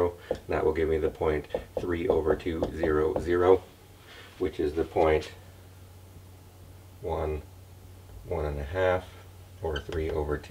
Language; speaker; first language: English; native; English